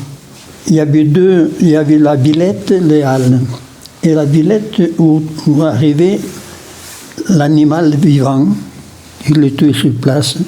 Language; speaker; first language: French; non-native, local second language; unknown